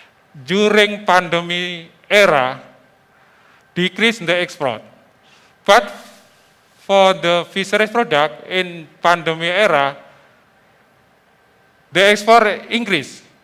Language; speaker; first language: English; non-native, fluent; Indonesian